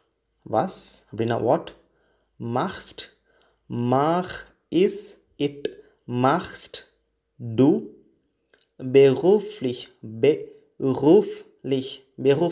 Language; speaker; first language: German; non-native, learner; Tamil